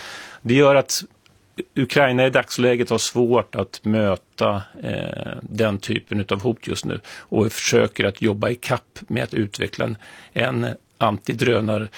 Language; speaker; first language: Swedish; native; Swedish